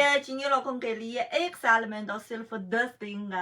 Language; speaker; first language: Hindi; non-native, fluent; Chinese